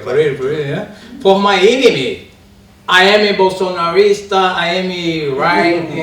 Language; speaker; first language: English; non-native, learner; Portuguese